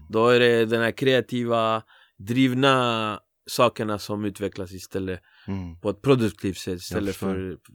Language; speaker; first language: Swedish; early bilingual, other home language; Spanish